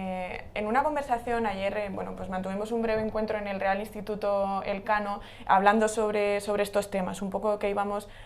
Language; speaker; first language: Spanish; native; Spanish